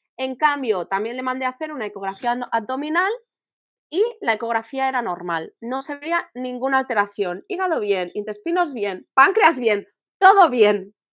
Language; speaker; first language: Spanish; native; Spanish